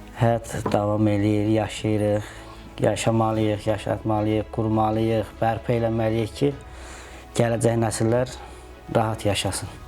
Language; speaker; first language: Azerbaijani; native; Azerbaijani